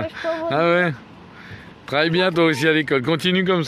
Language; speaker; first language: French; native; French